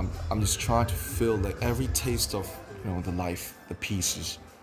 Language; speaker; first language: English; non-native, fluent; Korean